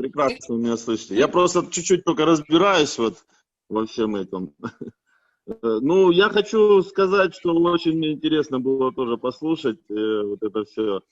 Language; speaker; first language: Russian; native; Russian